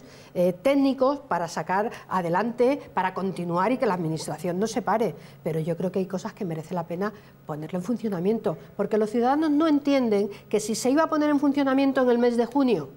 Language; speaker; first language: Spanish; native; Spanish